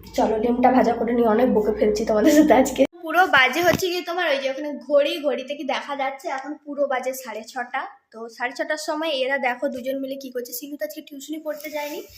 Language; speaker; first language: Bangla; non-native, local second language; Santali